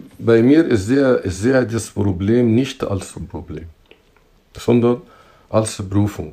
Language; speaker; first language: German; non-native, fluent; Arabic